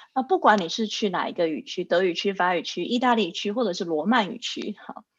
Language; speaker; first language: Chinese; native; Chinese